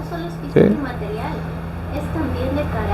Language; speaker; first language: Spanish; native; Spanish